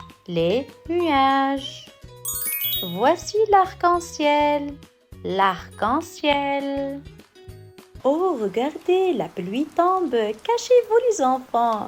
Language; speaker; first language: French; non-native, local second language; Arabic